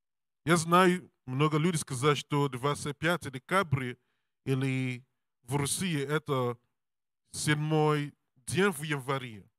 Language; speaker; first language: Russian; non-native, learner; English